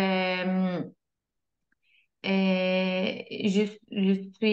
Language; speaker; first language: French; non-native, learner; Turkish